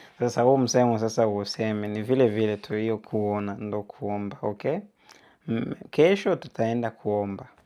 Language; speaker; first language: Swahili; non-native, local second language; Bembe